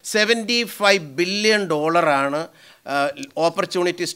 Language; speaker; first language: Malayalam; native; Malayalam